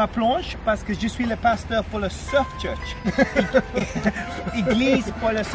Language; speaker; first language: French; non-native, learner; English